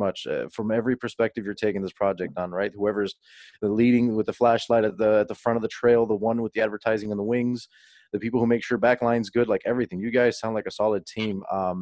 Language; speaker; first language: English; native; English